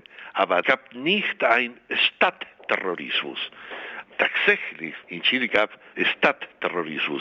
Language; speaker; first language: German; non-native, fluent; Spanish